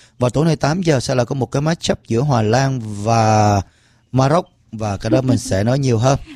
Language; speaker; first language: Vietnamese; early bilingual, heritage; Vietnamese